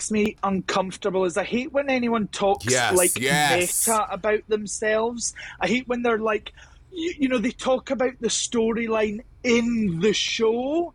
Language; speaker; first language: English; native; English